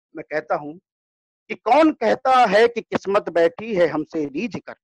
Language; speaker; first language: Hindi; native; Hindi